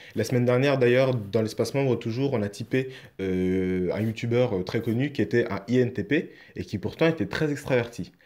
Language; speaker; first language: French; native; French